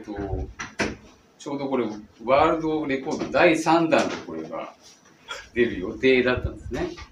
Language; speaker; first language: Japanese; native; Japanese